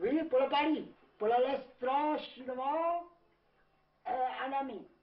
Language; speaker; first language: French; non-native, learner; Chinese